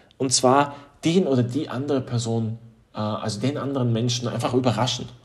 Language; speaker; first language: German; early bilingual, other home language; Polish